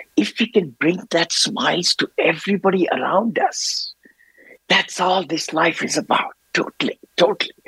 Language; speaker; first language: English; non-native, local second language; Hindi